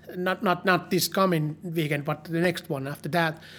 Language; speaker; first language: English; non-native, learner; Finnish